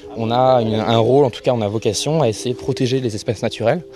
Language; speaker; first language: French; native; French